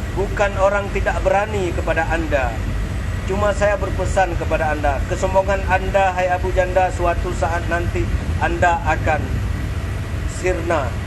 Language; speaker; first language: Malay; non-native, local second language; Achinese